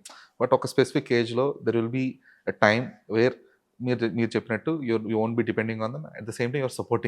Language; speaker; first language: Telugu; native; Telugu